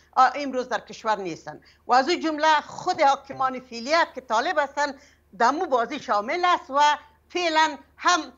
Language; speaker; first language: Persian; native; Persian